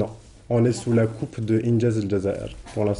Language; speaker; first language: French; non-native, local second language; Arabic